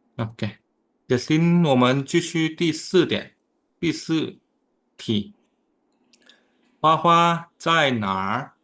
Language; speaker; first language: Chinese; non-native, fluent; Indonesian